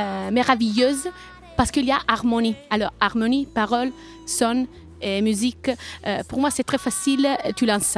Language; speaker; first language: French; non-native, learner; Italian